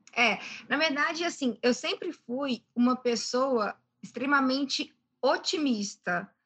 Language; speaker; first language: Portuguese; native; Portuguese